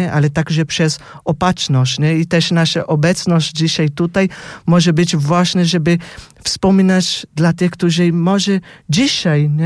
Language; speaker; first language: Polish; non-native, fluent; Portuguese